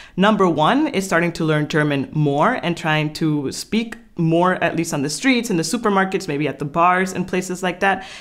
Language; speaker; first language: English; non-native, fluent; Spanish